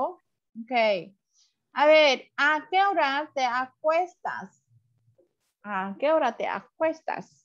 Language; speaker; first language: Spanish; non-native, fluent; Vietnamese